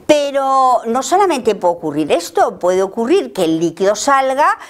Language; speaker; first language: Spanish; native; Spanish